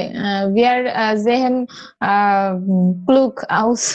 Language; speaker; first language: German; non-native, learner; Bangla